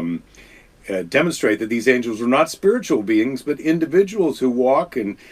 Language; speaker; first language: English; native; English